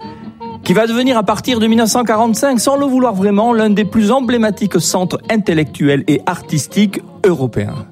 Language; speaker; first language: French; native; French